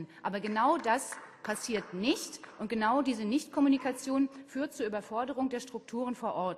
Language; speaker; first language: German; native; German